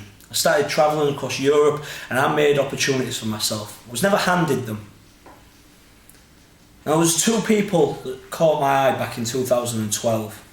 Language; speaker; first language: English; native; English